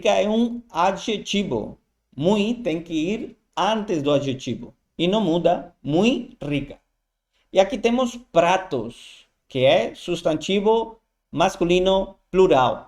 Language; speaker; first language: Portuguese; non-native, fluent; Spanish